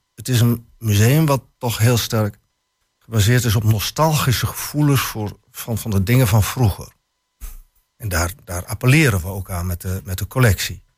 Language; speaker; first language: Dutch; native; Dutch